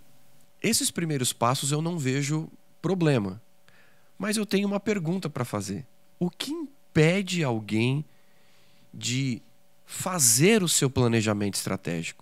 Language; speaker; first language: Portuguese; native; Portuguese